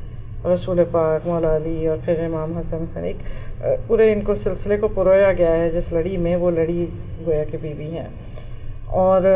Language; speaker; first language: Urdu; native; Urdu